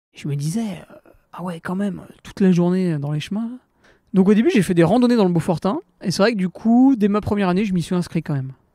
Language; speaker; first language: French; native; French